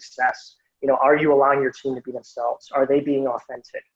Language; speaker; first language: English; native; English